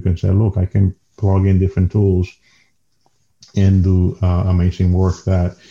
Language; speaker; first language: English; non-native, fluent; Spanish